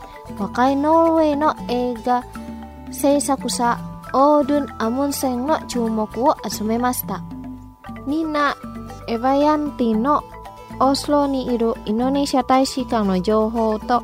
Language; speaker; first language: Japanese; non-native, fluent; Indonesian